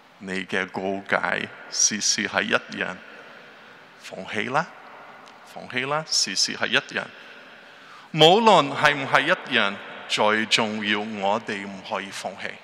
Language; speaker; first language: Chinese; non-native, learner; Portuguese